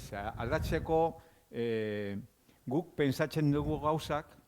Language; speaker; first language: Basque; non-native, local second language; Spanish